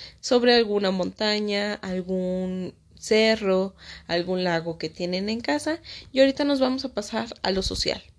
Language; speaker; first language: Spanish; native; Spanish